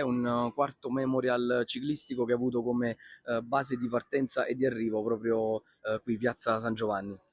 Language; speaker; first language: Italian; native; Italian